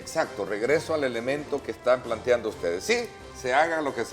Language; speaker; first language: Spanish; native; Spanish